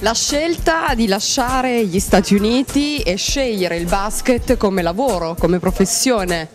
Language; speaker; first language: Italian; native; Italian